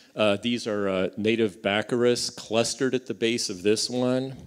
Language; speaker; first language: English; native; English